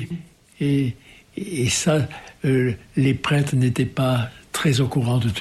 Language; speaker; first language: French; native; French